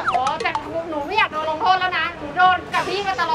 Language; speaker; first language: Thai; native; Thai